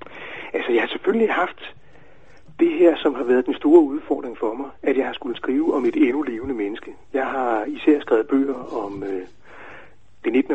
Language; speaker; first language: Danish; native; Danish